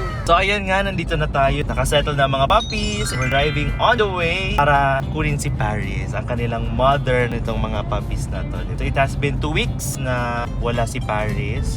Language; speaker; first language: Filipino; non-native, local second language; Bikol